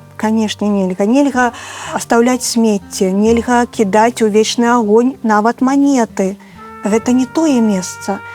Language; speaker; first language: Belarusian; native; Belarusian